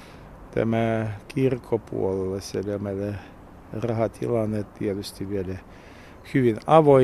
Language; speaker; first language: Finnish; non-native, learner; Russian